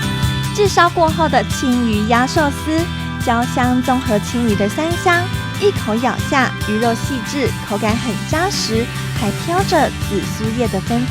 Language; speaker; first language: Chinese; native; Chinese